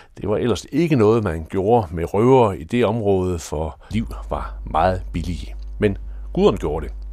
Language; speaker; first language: Danish; native; Danish